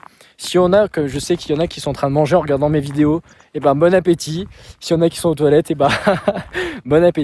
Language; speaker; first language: French; native; French